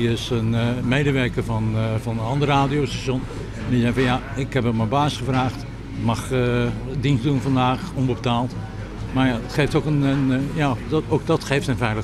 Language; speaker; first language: Dutch; native; Dutch